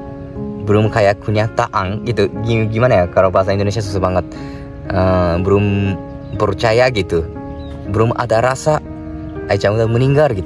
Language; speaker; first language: Indonesian; non-native, fluent; Japanese